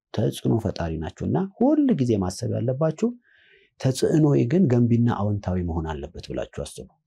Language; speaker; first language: Amharic; native; Amharic